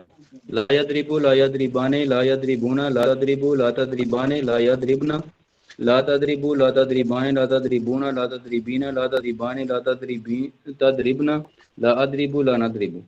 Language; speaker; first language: Arabic; non-native, learner; Urdu